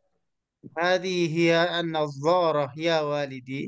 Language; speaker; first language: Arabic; non-native, learner; Indonesian